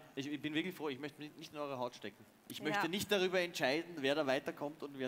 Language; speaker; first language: German; native; German